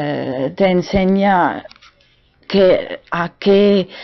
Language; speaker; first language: Spanish; non-native, learner; German